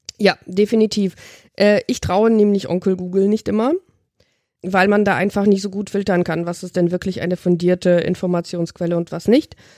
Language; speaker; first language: German; early bilingual, other home language; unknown